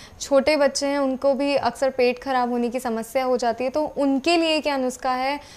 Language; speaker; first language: Hindi; native; Hindi